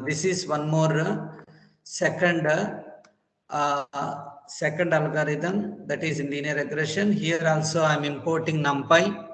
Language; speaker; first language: English; non-native, local second language; Telugu